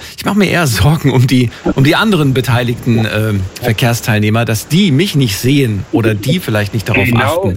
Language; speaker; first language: German; native; German